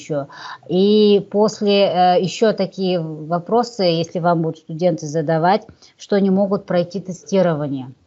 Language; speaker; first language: Russian; non-native, local second language; Kazakh